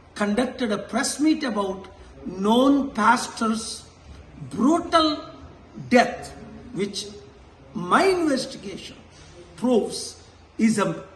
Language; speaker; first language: English; non-native, local second language; Telugu